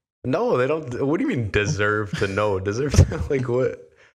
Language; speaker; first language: English; native; English